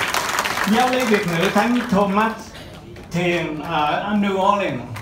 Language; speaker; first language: Vietnamese; native; Vietnamese